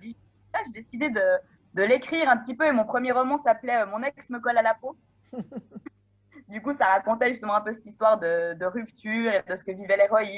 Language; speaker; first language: French; native; French